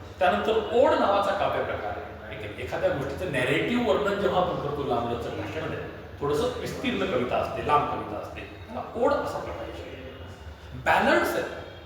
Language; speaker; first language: Marathi; native; Marathi